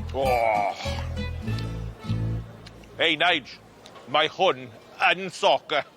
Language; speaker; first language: Welsh; non-native, learner; English